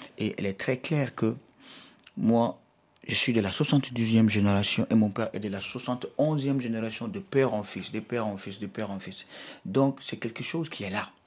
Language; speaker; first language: French; non-native, local second language; Bambara